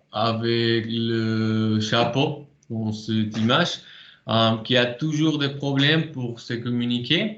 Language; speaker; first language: French; non-native, fluent; Spanish